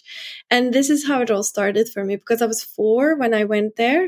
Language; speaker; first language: English; non-native, fluent; Hungarian